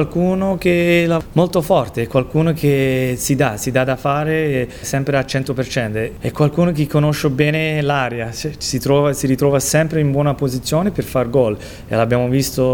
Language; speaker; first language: Italian; early bilingual, heritage; Italian